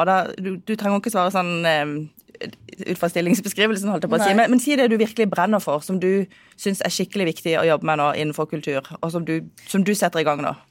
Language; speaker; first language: Norwegian; native; Norwegian